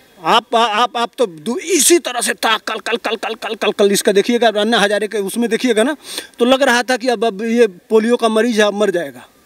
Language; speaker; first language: Hindi; native; Hindi